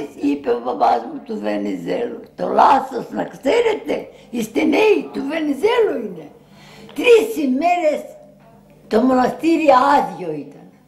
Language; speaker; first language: Greek; early bilingual, heritage; Greek